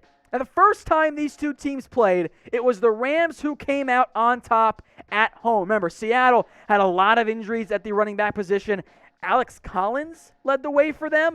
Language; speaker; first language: English; native; English